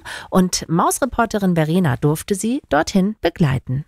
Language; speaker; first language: German; native; German